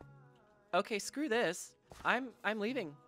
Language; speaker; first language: English; native; English